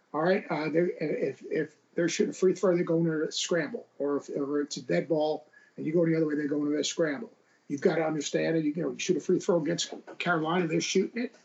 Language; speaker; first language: English; native; English